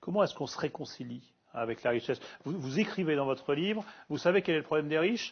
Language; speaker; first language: French; native; French